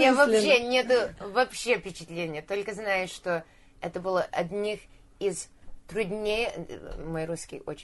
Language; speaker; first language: Russian; early bilingual, heritage; Russian